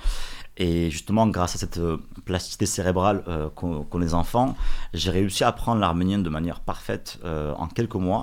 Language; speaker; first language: French; early bilingual, other home language; Russian